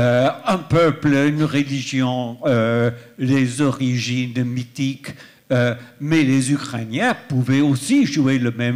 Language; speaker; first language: French; non-native, fluent; English